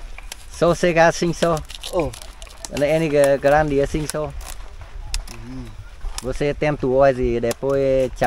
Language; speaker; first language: Portuguese; non-native, learner; Vietnamese